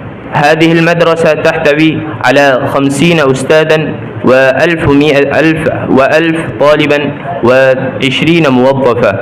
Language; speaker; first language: Arabic; non-native, learner; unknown